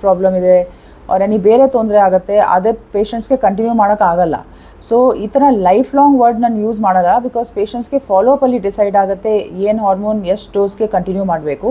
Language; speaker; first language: Kannada; non-native, fluent; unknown